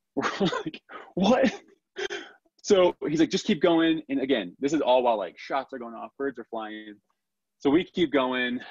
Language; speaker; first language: English; native; English